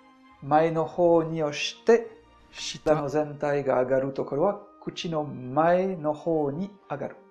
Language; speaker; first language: Japanese; non-native, fluent; French